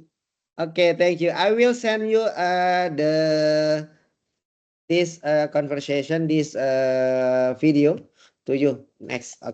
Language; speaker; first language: English; non-native, learner; Indonesian